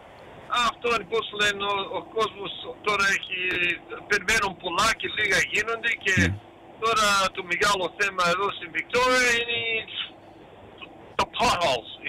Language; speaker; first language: Greek; early bilingual, heritage; Greek